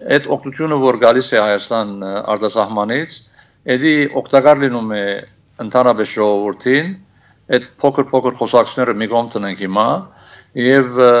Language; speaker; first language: Armenian; early bilingual, heritage; Armenian